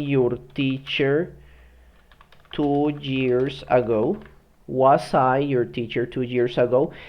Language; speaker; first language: English; non-native, fluent; Spanish